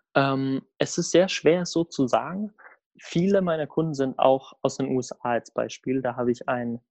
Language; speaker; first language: German; early bilingual, other home language; Swedish